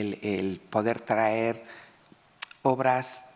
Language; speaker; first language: Spanish; native; Spanish